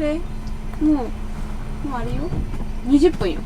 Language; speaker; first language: Japanese; native; Japanese